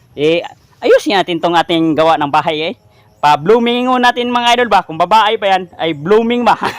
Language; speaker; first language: Filipino; non-native, local second language; Cebuano